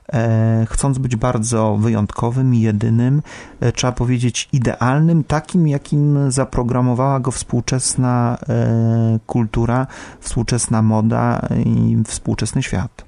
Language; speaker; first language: Polish; native; Polish